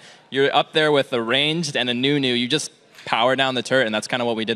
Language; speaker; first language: English; native; English